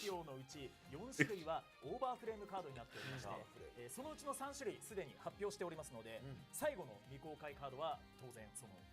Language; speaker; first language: Japanese; native; Japanese